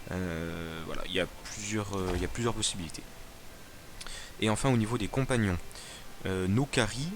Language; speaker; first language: French; native; French